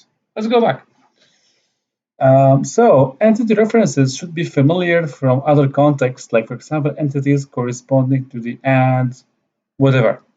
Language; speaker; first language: English; non-native, fluent; Arabic